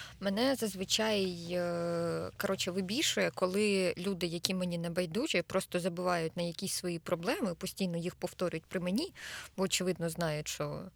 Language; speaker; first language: Ukrainian; native; Ukrainian